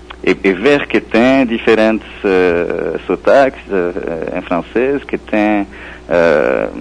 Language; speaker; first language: Portuguese; non-native, fluent; French